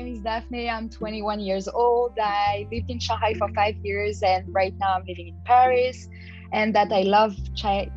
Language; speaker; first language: English; non-native, fluent; French